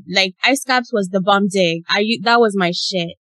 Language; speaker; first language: English; non-native, local second language; Ganda